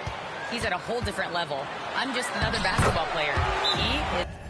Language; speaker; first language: English; native; English